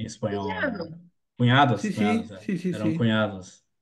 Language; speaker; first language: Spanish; non-native, learner; Portuguese